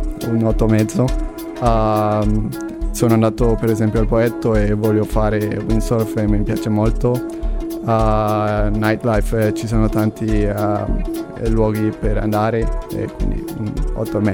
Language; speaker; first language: Italian; non-native, learner; Spanish